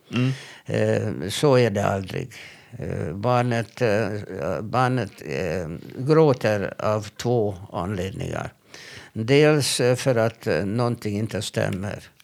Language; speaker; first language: Swedish; non-native, fluent; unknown